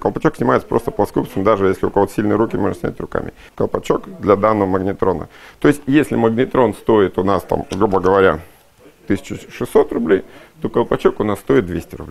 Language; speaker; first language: Russian; native; Russian